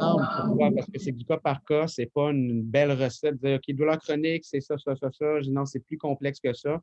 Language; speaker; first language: French; native; French